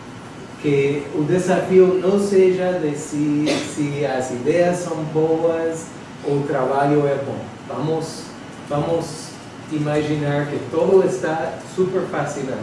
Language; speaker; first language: Portuguese; non-native, fluent; English